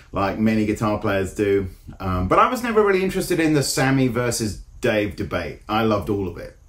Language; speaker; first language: English; native; English